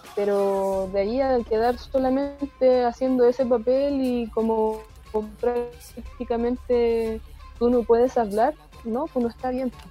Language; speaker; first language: Spanish; native; Spanish